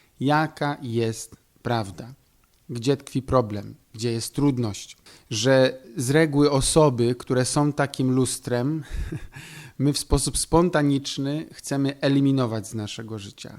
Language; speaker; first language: Polish; native; Polish